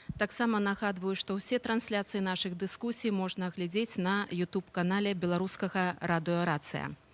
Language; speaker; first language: Belarusian; non-native, local second language; Russian